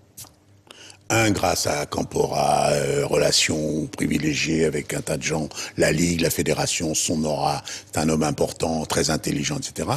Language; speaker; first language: French; native; French